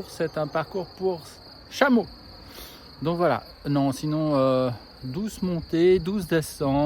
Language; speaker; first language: French; native; French